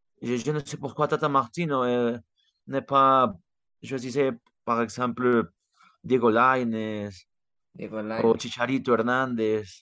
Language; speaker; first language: French; non-native, learner; Spanish